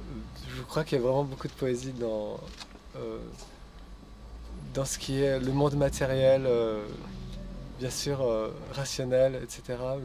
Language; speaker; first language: French; native; French